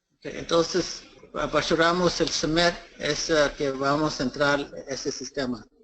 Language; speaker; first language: Spanish; early bilingual, heritage; English